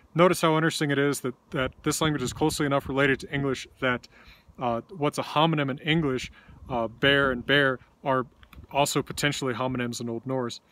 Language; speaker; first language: English; native; English